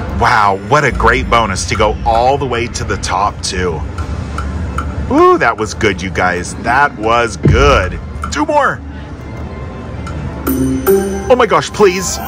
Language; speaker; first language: English; native; English